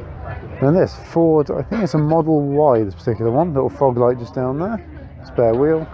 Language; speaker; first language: English; native; English